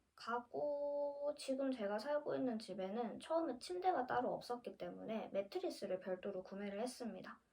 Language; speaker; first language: Korean; native; Korean